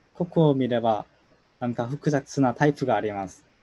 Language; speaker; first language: Japanese; non-native, learner; Korean